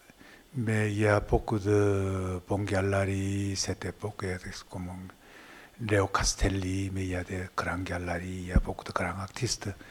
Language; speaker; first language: French; non-native, learner; Korean